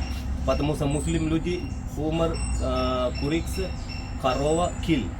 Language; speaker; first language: Russian; non-native, learner; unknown